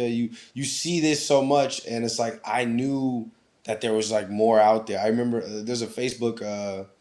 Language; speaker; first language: English; native; English